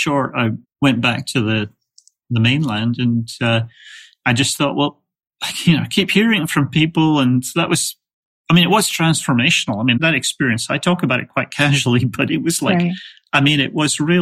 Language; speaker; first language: English; native; English